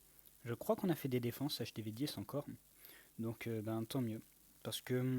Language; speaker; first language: French; native; French